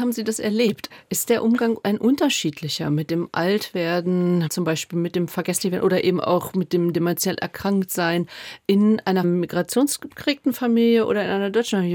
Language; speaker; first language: German; native; German